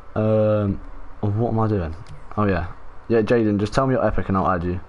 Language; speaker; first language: English; native; English